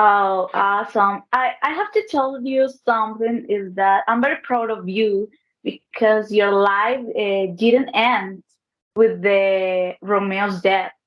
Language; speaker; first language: English; non-native, learner; Spanish